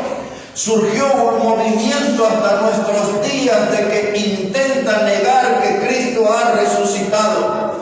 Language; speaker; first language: Spanish; native; Spanish